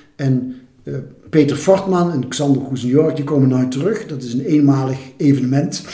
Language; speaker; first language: Dutch; native; Dutch